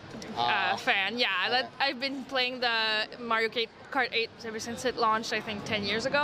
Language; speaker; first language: English; non-native, fluent; French